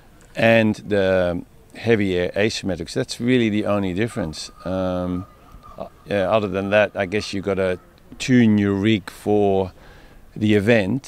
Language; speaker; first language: English; native; English